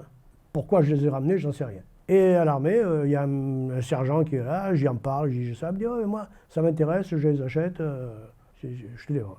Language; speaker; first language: French; native; French